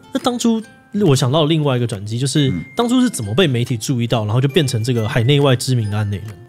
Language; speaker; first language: Chinese; native; Chinese